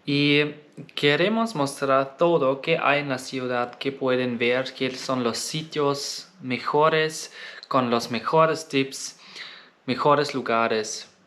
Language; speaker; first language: Spanish; non-native, fluent; German